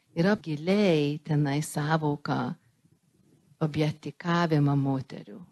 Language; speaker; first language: Lithuanian; early bilingual, heritage; Lithuanian